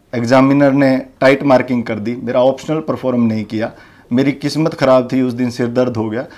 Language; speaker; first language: Hindi; native; Hindi